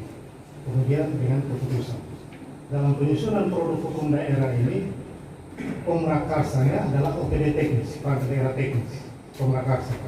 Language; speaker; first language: Indonesian; native; Indonesian